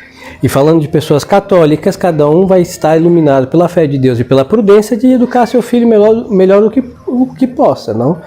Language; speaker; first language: Portuguese; non-native, fluent; Spanish